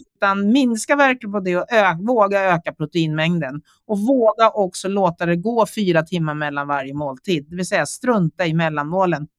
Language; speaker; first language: Swedish; native; Swedish